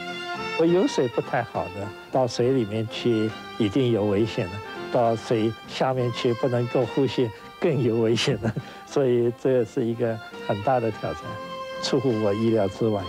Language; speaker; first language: Chinese; non-native, local second language; Wu Chinese